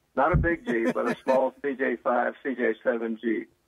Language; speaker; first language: English; native; English